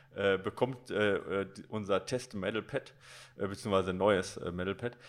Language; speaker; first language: German; native; German